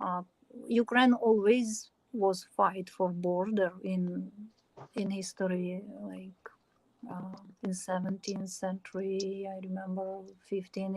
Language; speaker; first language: English; non-native, learner; Ukrainian